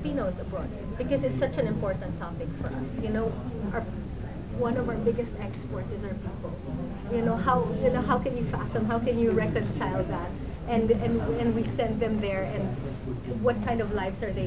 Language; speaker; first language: English; non-native, local second language; Filipino